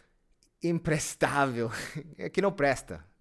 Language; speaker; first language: Portuguese; non-native, fluent; English